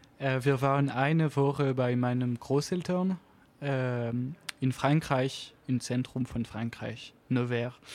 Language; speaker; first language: German; non-native, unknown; French